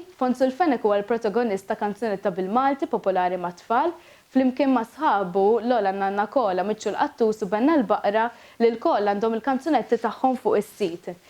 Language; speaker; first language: Maltese; native; Maltese